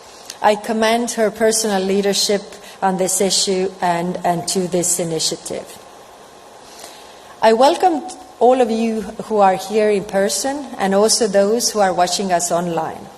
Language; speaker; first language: English; non-native, fluent; Estonian